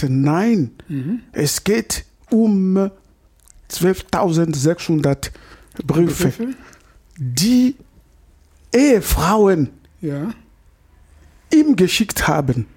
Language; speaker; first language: German; non-native, fluent; Lingala